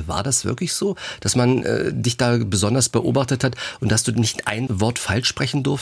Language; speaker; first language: German; native; German